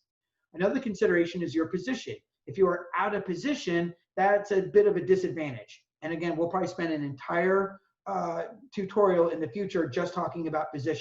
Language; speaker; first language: English; native; English